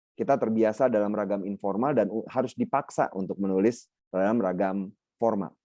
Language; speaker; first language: Indonesian; non-native, local second language; Minangkabau